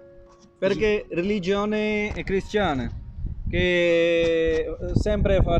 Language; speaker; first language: Italian; non-native, learner; Urdu